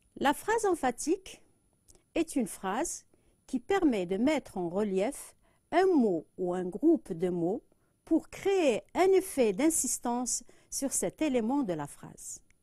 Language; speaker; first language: French; non-native, local second language; Arabic